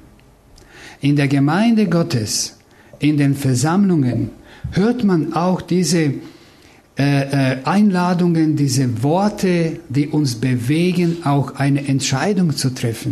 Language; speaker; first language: German; non-native, fluent; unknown